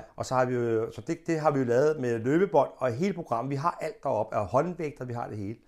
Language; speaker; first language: Danish; native; Danish